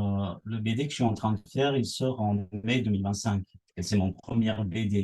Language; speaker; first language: French; non-native, fluent; Persian